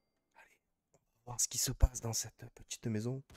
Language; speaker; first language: French; native; French